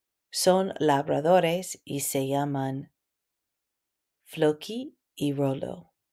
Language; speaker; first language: Spanish; non-native, fluent; English